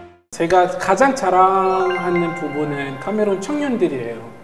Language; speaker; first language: Korean; non-native, fluent; French